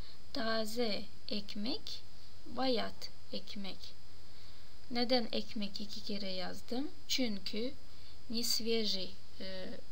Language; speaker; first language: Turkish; non-native, fluent; Russian